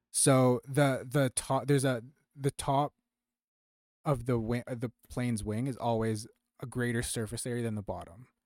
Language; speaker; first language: English; early bilingual, other home language; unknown